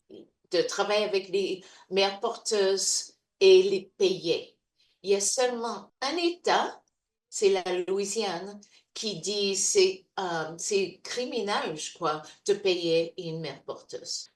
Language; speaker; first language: French; non-native, fluent; English